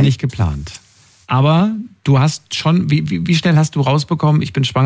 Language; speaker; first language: German; native; German